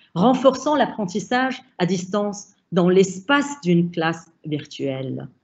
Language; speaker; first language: French; non-native, local second language; Arabic